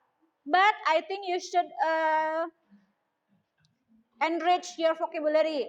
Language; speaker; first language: English; non-native, learner; Indonesian